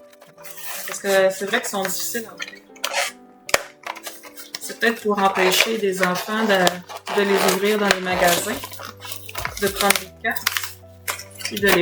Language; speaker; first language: French; native; French